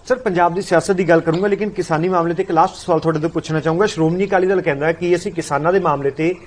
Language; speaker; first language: Hindi; non-native, local second language; Punjabi